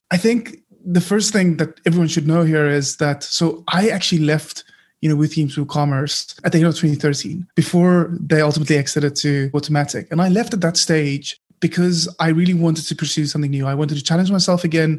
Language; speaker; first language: English; non-native, local second language; Afrikaans